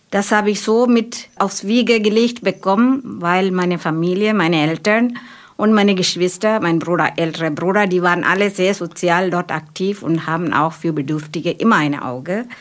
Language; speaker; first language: German; non-native, fluent; Malayalam